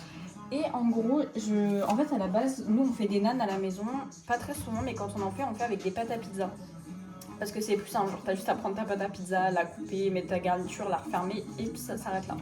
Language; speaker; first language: French; native; French